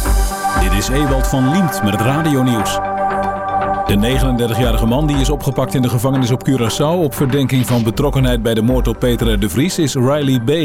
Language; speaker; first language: Dutch; native; Dutch